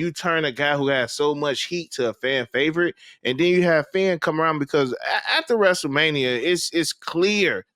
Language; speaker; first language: English; native; English